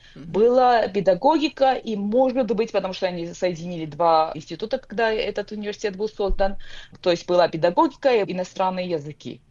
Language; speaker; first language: Russian; non-native, local second language; Georgian